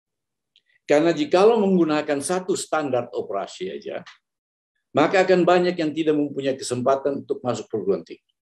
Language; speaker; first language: Malay; native; Malay